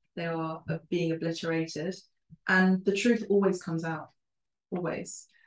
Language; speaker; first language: English; early bilingual, other home language; Spanish